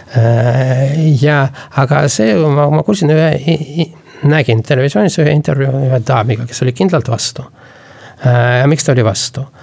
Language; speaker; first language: Estonian; non-native, local second language; Russian